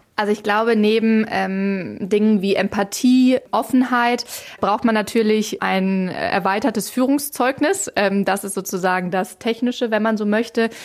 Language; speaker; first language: German; native; German